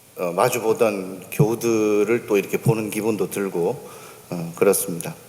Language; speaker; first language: Korean; native; Korean